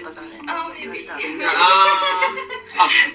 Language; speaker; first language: Hindi; non-native, fluent; Japanese